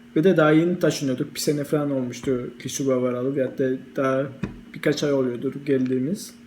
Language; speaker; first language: Turkish; early bilingual, heritage; Turkish